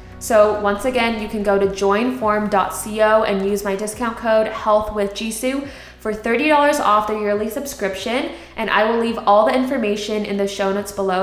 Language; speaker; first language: English; early bilingual, other home language; Korean